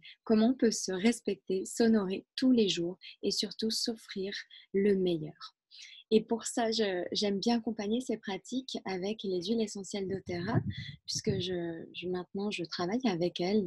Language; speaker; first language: French; native; French